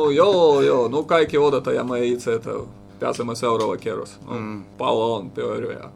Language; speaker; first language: Finnish; non-native, learner; Russian